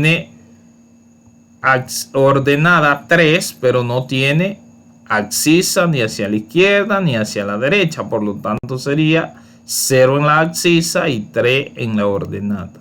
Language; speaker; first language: Spanish; native; Spanish